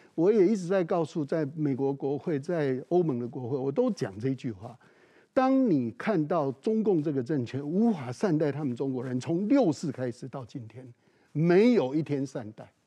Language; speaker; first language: Chinese; native; Chinese